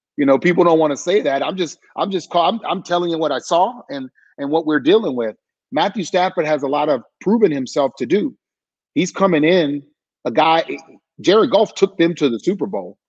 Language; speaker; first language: English; native; English